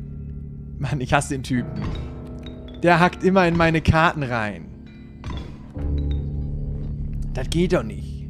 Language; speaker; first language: German; native; German